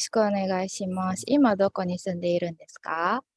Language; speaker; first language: Japanese; non-native, fluent; Indonesian